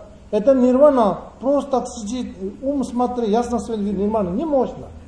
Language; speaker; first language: Russian; non-native, learner; Tibetan